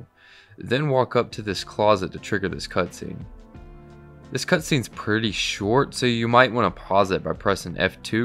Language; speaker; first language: English; native; English